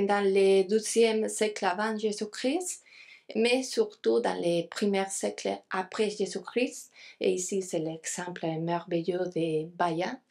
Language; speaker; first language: French; non-native, fluent; Spanish